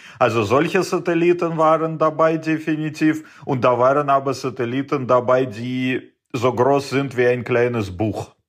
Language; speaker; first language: German; non-native, fluent; Russian